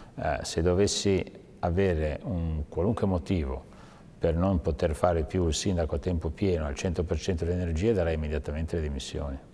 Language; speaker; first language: Italian; native; Italian